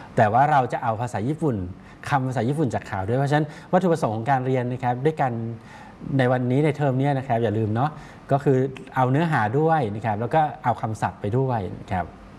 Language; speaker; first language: Thai; native; Thai